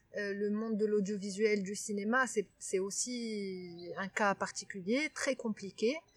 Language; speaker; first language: French; non-native, local second language; Arabic